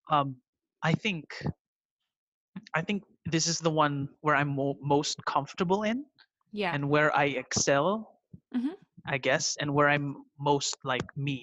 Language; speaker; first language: English; non-native, local second language; Filipino